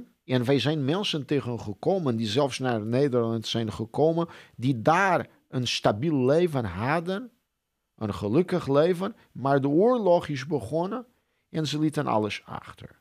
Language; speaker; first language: Dutch; non-native, fluent; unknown